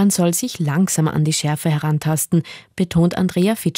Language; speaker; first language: German; native; German